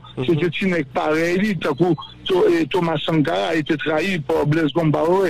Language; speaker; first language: French; non-native, local second language; Haitian Creole